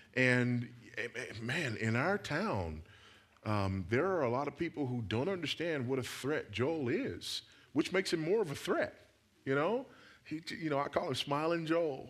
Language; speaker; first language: English; native; English